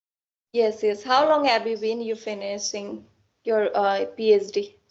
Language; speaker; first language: English; non-native, learner; Assamese